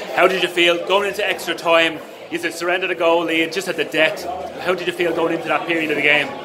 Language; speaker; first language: English; native; English